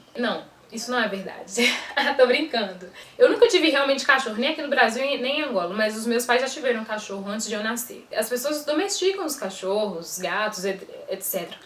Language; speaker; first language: Portuguese; native; Portuguese